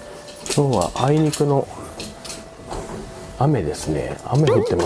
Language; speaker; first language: Japanese; native; Japanese